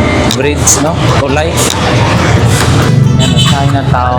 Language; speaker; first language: Filipino; native; Filipino